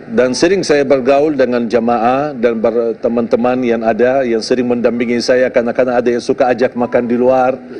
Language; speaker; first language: Malay; non-native, fluent; Arabic